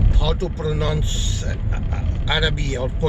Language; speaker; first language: English; non-native, fluent; Urdu